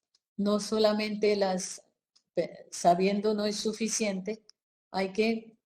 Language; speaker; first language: Spanish; non-native, fluent; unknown